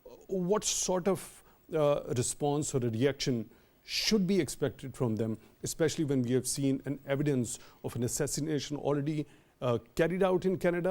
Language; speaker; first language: English; non-native, local second language; Urdu